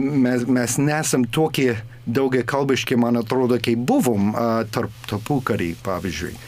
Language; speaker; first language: Lithuanian; early bilingual, heritage; English